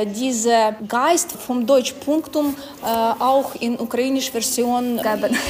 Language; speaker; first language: German; non-native, learner; Ukrainian